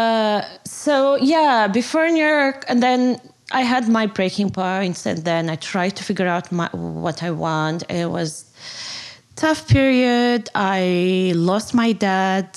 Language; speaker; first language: English; non-native, fluent; Arabic